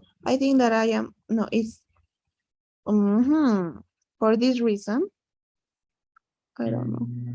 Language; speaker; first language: English; non-native, learner; Spanish